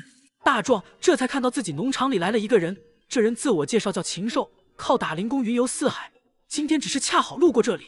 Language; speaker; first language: Chinese; native; Chinese